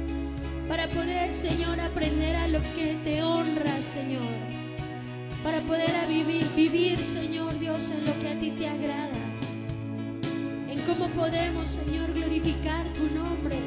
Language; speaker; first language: Spanish; native; Spanish